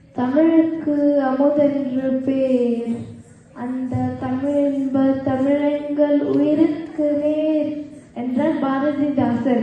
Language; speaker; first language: Tamil; early bilingual, heritage; Tamil